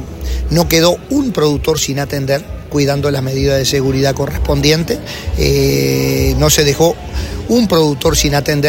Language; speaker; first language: Spanish; native; Spanish